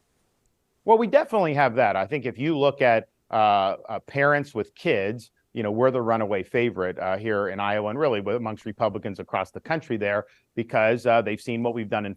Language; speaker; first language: English; native; English